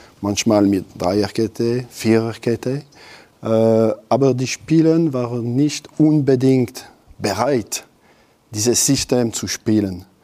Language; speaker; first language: German; non-native, local second language; French